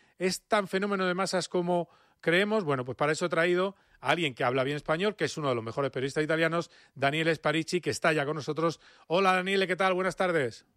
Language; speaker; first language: Spanish; native; Spanish